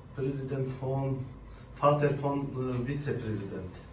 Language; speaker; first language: German; non-native, learner; Azerbaijani